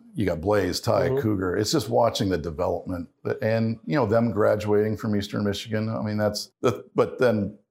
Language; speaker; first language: English; native; English